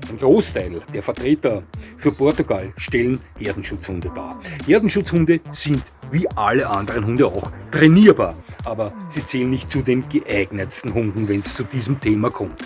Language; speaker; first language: German; native; German